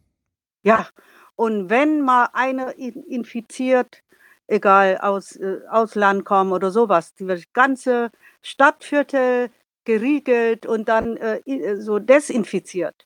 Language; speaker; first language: German; non-native, learner; Vietnamese